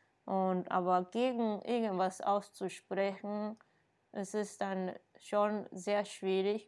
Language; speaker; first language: German; non-native, fluent; Japanese